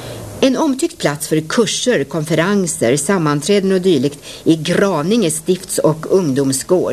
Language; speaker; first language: Swedish; native; Swedish